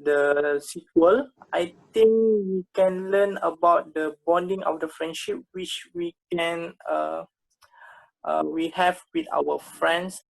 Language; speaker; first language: English; non-native, local second language; Malay